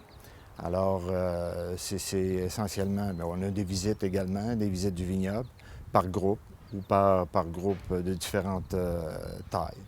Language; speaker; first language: French; native; French